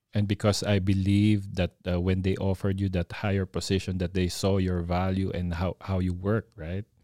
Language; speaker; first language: English; non-native, local second language; Filipino